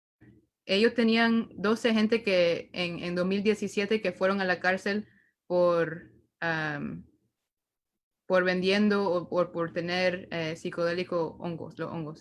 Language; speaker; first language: Spanish; early bilingual, heritage; Spanish